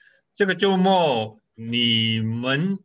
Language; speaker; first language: Chinese; non-native, learner; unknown